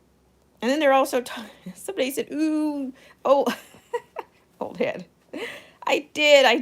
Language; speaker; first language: English; native; English